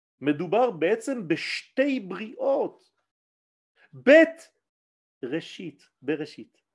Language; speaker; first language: Hebrew; non-native, fluent; French